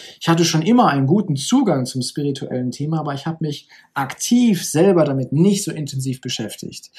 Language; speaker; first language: German; native; German